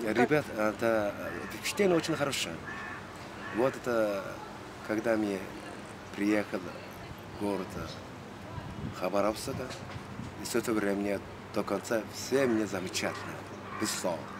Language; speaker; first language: Russian; non-native, learner; Mongolian